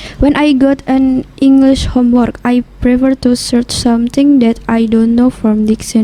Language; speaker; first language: English; non-native, learner; Indonesian